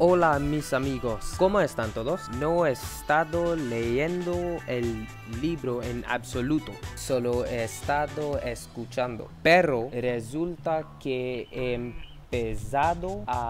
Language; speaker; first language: Spanish; non-native, learner; English